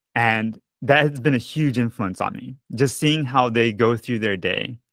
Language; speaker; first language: English; early bilingual, other home language; Japanese